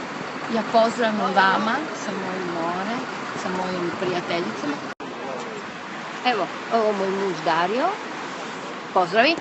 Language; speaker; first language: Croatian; non-native, learner; Italian